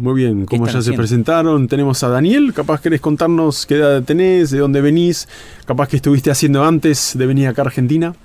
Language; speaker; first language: Spanish; native; Spanish